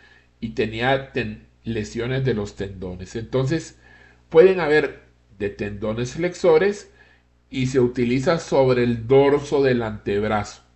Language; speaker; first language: Spanish; native; Spanish